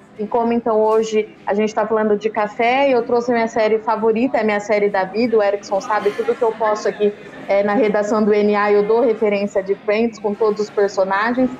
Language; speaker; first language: Portuguese; native; Portuguese